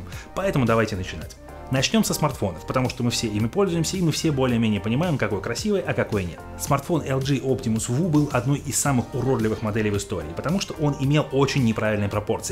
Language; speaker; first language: Russian; native; Russian